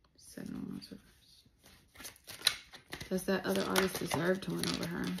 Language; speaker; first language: English; native; English